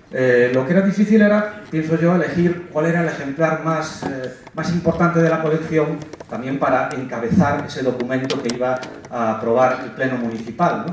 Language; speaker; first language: Spanish; native; Spanish